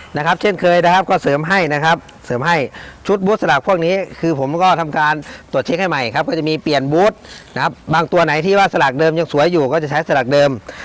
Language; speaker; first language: Thai; non-native, local second language; Northeastern Thai